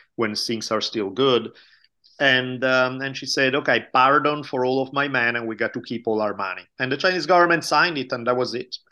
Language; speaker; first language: English; non-native, fluent; Italian